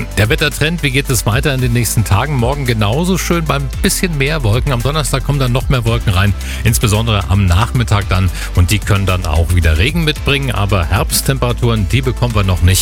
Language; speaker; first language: German; native; German